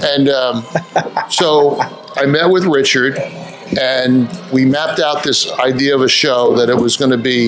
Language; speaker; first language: English; native; English